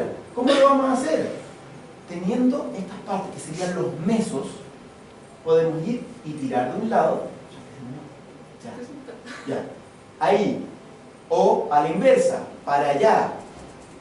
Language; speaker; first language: Spanish; native; Spanish